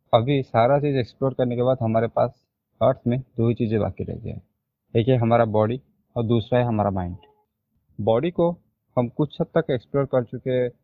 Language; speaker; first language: Hindi; native; Hindi